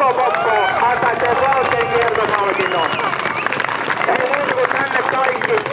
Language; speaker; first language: Finnish; native; Finnish